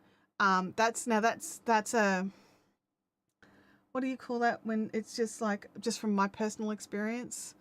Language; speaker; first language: English; native; English